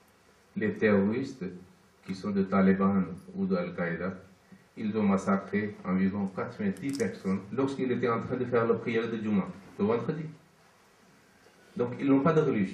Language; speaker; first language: French; non-native, fluent; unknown